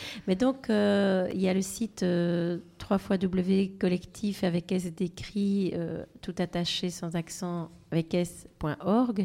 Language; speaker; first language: French; native; French